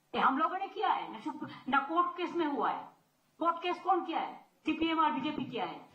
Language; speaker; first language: Hindi; non-native, local second language; Bangla